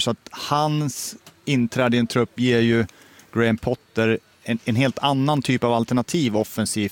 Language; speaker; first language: Swedish; native; Swedish